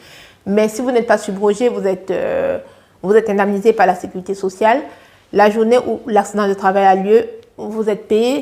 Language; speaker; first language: French; native; French